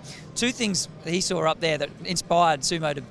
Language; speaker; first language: English; native; English